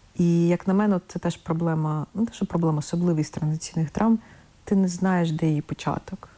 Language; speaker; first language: Ukrainian; non-native, local second language; Russian